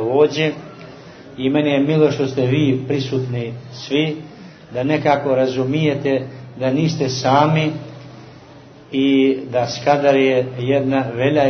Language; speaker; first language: Serbian; early bilingual, heritage; Serbian